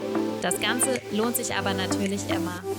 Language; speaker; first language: German; native; German